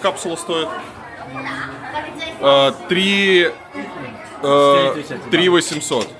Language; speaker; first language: Russian; native; Russian